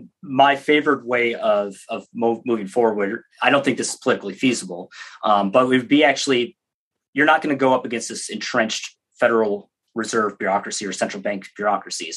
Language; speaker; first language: English; native; English